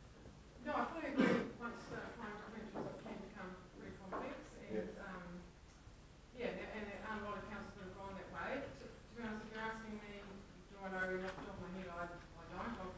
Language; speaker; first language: English; native; English